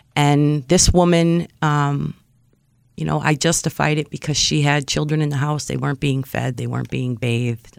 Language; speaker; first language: English; native; English